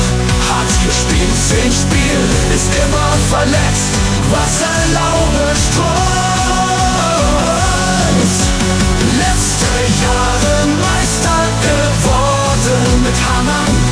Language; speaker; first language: German; non-native, learner; Italian